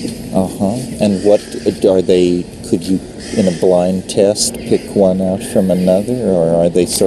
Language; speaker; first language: English; native; English